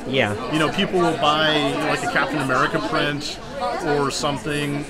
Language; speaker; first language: English; native; English